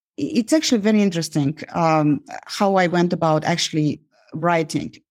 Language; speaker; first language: English; non-native, fluent; Uzbek